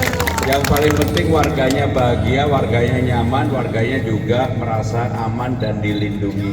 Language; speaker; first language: Indonesian; native; Indonesian